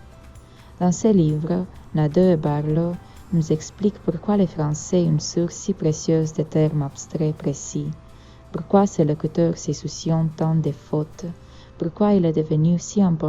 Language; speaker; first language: French; non-native, fluent; Romanian